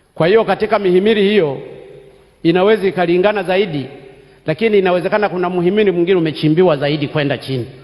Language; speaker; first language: Swahili; non-native, local second language; Sukuma